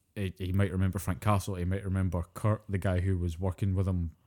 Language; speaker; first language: English; native; English